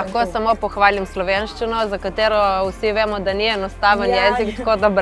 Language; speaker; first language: Slovenian; native; Slovenian